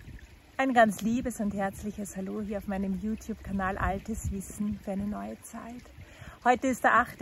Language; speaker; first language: German; native; German